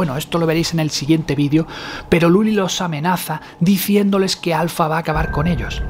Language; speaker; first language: Spanish; native; Spanish